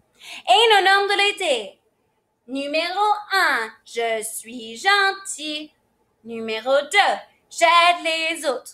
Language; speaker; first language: French; non-native, fluent; English